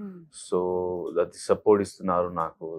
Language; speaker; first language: Telugu; non-native, learner; Hindi